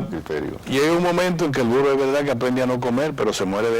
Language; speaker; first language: Spanish; native; Spanish